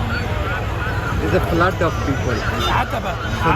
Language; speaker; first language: English; non-native, local second language; Hindi